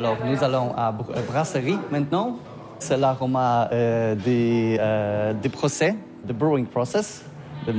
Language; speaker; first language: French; non-native, learner; Polish